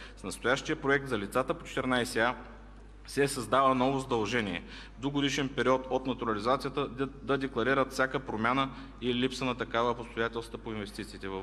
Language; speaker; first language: Bulgarian; non-native, local second language; Turkish